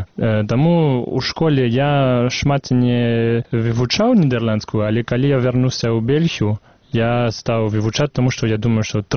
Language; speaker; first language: Belarusian; non-native, fluent; French